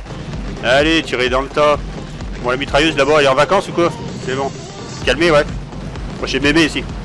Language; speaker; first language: French; native; French